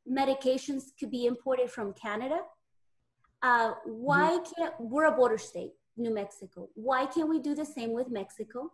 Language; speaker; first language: English; native; English